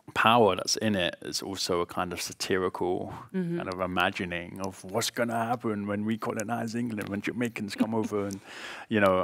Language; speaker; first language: English; native; English